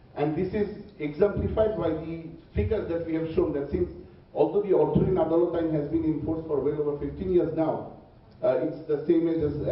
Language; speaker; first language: English; non-native, local second language; Bangla